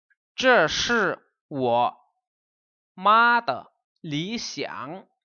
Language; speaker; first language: Chinese; non-native, fluent; Lao